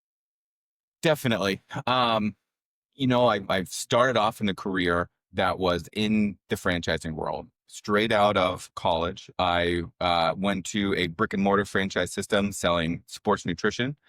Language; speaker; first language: English; native; English